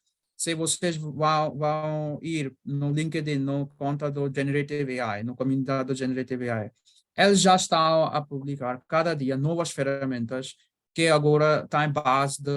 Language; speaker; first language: Portuguese; non-native, learner; Bangla